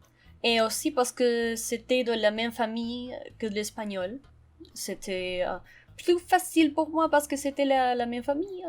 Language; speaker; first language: French; non-native, fluent; Spanish